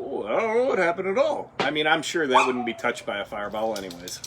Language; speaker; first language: English; native; English